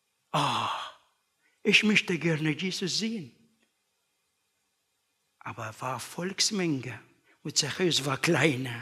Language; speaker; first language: German; non-native, learner; Arabic